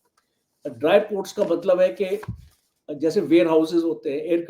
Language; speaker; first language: Hindi; native; Hindi